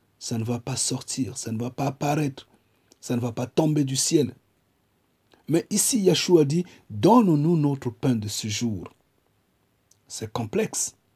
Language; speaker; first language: French; non-native, local second language; Kongo